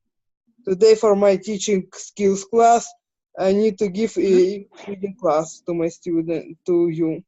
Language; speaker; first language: English; non-native, learner; Ukrainian